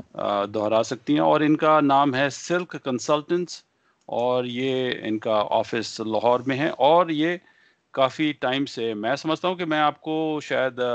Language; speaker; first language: Hindi; early bilingual, heritage; Punjabi